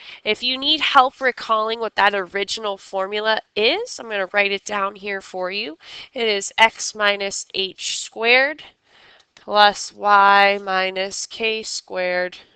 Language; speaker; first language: English; native; English